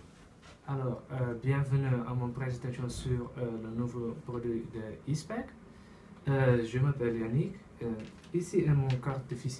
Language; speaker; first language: French; non-native, learner; Dutch